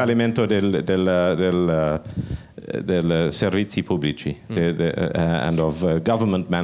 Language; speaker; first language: Italian; non-native, learner; English